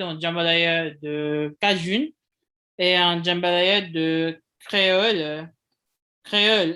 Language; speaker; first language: French; non-native, fluent; Indonesian